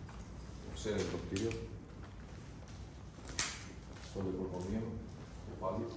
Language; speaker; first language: Greek; early bilingual, other home language; Albanian